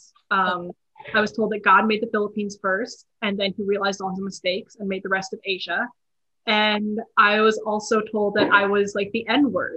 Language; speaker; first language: English; native; English